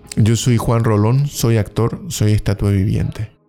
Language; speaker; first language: Spanish; native; Spanish